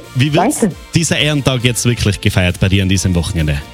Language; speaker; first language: German; native; German